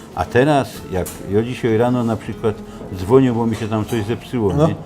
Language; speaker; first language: Polish; native; Polish